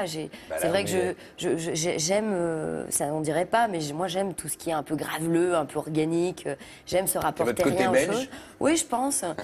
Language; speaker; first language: French; native; French